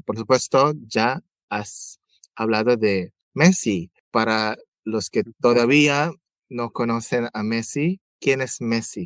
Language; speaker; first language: Spanish; non-native, fluent; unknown